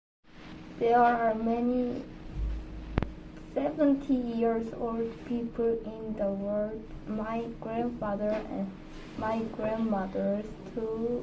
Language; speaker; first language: English; non-native, learner; Korean